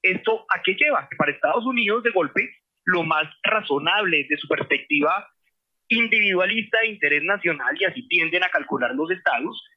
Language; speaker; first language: Spanish; native; Spanish